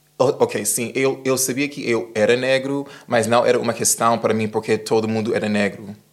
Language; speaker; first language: Portuguese; non-native, fluent; English